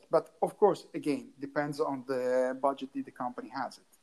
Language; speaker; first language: English; non-native, learner; Italian